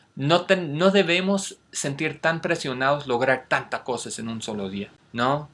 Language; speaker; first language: Spanish; non-native, fluent; English